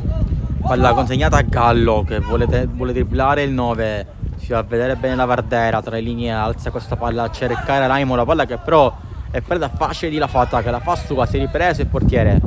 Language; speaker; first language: Italian; native; Italian